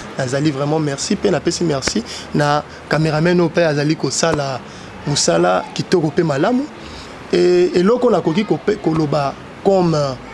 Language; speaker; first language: Lingala; native; Lingala